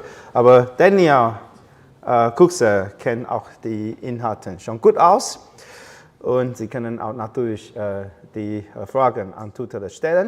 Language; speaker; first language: German; non-native, learner; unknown